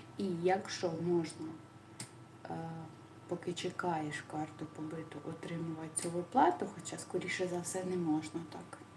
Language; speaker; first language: Ukrainian; non-native, local second language; Russian